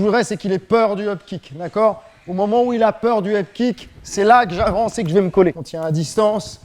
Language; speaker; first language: French; native; French